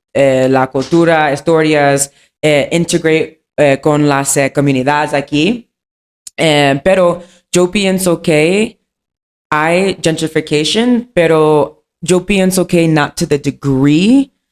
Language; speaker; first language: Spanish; non-native, learner; English